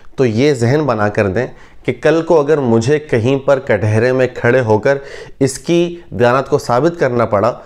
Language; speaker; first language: Urdu; native; Urdu